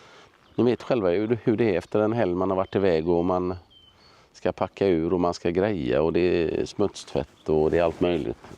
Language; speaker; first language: Swedish; native; Swedish